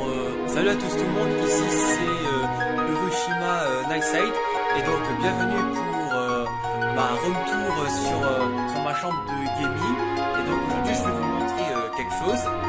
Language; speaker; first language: French; native; French